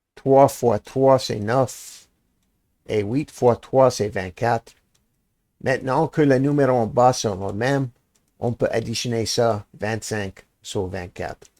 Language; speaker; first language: French; non-native, learner; English